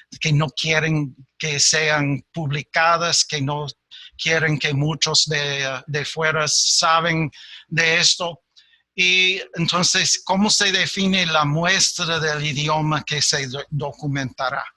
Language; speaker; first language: Spanish; non-native, fluent; English